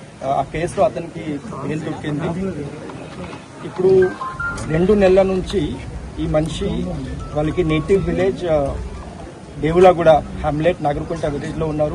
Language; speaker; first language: Telugu; non-native, learner; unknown